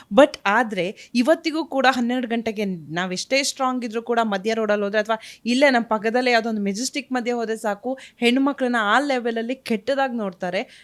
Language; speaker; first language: Kannada; native; Kannada